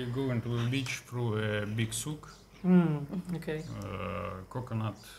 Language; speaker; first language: English; non-native, learner; Russian